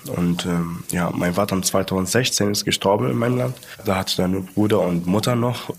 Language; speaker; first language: German; non-native, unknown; Arabic